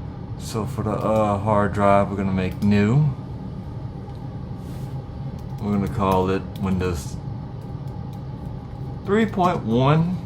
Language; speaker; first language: English; native; English